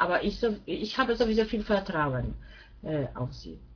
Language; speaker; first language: German; non-native, fluent; Polish